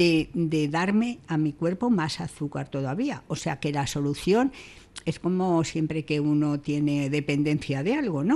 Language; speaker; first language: Spanish; native; Spanish